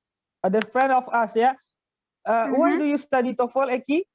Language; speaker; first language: English; non-native, fluent; Indonesian